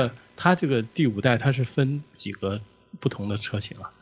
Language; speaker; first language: Chinese; native; Chinese